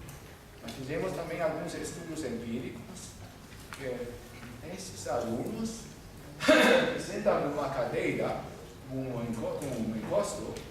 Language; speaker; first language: Portuguese; non-native, fluent; German